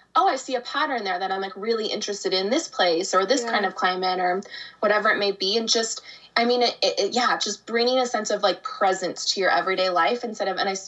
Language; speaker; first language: English; native; English